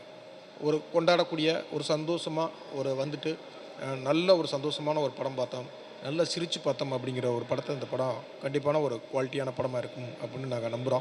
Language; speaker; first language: Tamil; native; Tamil